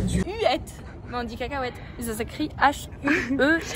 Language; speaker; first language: French; native; French